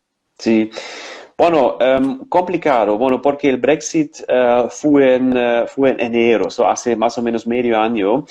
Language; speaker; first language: Spanish; non-native, fluent; German